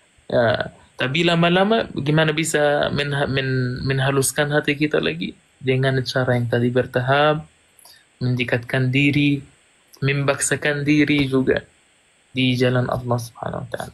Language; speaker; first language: Indonesian; non-native, fluent; Arabic